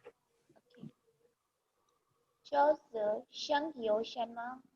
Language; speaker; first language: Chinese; non-native, learner; Urdu